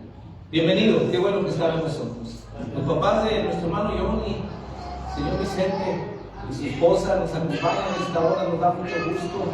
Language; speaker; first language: Spanish; native; Spanish